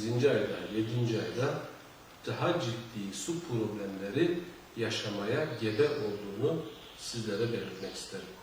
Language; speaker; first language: Turkish; native; Turkish